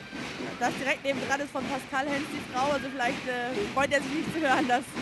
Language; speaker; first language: German; native; German